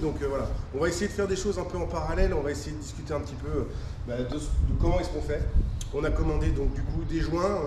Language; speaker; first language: French; native; French